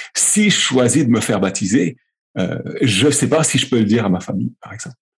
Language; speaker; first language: French; native; French